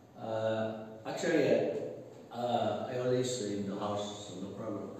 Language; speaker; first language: English; non-native, learner; Korean